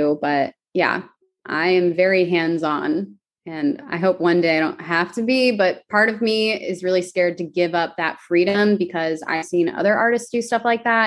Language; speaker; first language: English; native; English